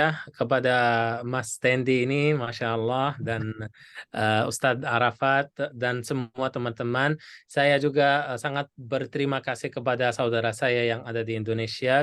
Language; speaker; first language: Indonesian; non-native, fluent; Arabic